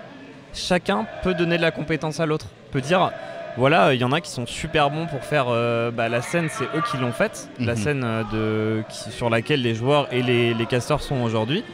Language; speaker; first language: French; native; French